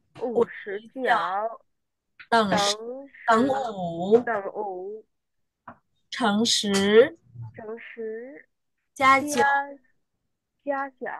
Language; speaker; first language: Chinese; non-native, learner; Vietnamese